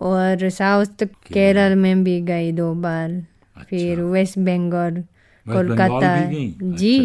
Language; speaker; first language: Hindi; non-native, fluent; Japanese